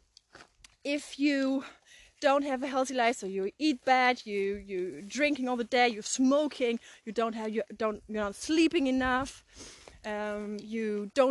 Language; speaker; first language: English; non-native, fluent; German